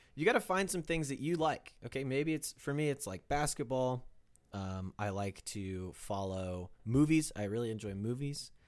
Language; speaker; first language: English; native; English